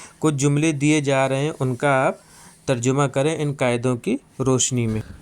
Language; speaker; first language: Urdu; native; Urdu